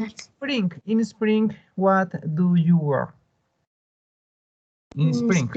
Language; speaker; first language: English; non-native, learner; Spanish